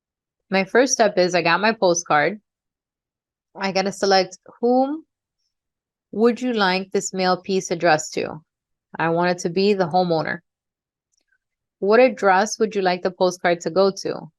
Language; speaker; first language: English; native; English